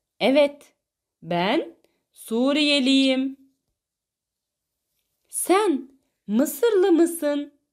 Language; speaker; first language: Turkish; non-native, fluent; Arabic